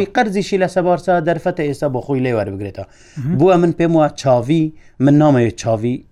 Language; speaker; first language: Central Kurdish; non-native, local second language; Kurdish